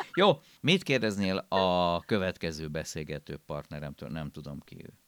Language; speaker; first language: Hungarian; native; Hungarian